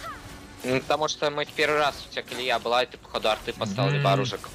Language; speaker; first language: Russian; native; Russian